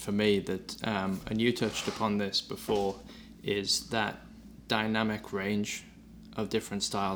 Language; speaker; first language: English; native; English